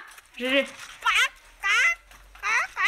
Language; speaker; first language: French; native; French